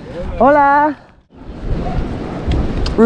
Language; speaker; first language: Spanish; non-native, learner; English